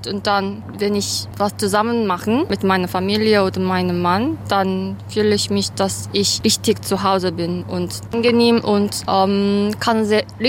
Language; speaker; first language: German; non-native, learner; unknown